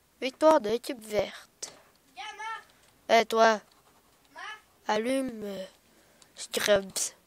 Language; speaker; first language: French; native; French